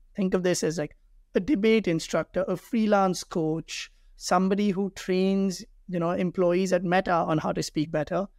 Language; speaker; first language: English; non-native, local second language; Hindi